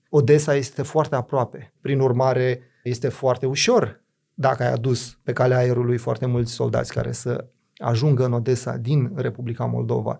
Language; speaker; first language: Romanian; native; Romanian